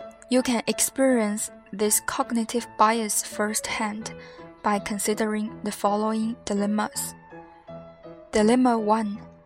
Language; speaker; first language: English; non-native, fluent; Chinese